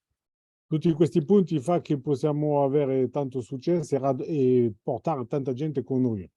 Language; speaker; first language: Italian; non-native, fluent; French